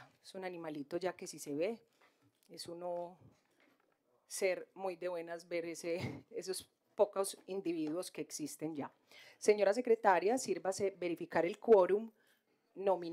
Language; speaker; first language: Spanish; native; Spanish